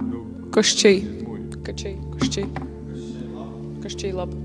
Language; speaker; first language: Polish; non-native, fluent; Ukrainian